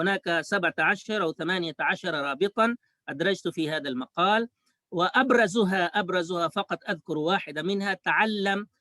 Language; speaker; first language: Arabic; non-native, fluent; Urdu